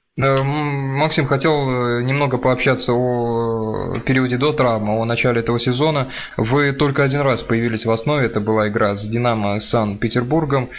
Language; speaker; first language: Russian; native; Russian